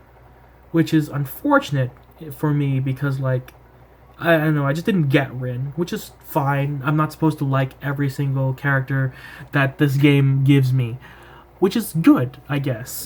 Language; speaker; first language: English; native; English